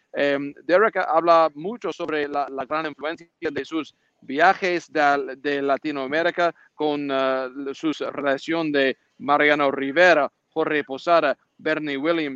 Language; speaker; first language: Spanish; non-native, learner; English